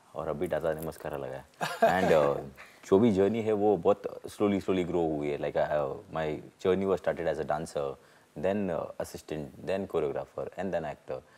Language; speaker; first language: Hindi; non-native, local second language; Tulu